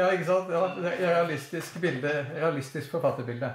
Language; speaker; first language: Norwegian; native; Norwegian